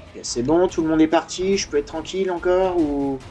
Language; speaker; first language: French; native; French